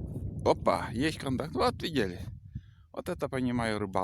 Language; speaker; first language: Russian; native; Russian